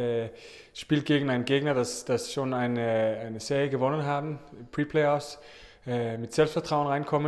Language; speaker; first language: German; non-native, learner; Danish